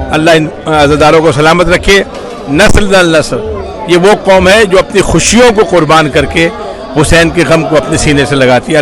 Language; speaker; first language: Urdu; native; Urdu